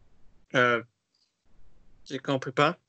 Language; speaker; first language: French; non-native, learner; English